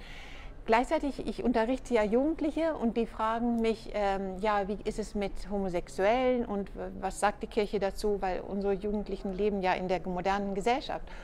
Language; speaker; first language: German; non-native, fluent; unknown